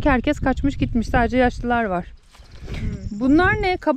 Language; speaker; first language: Turkish; native; Turkish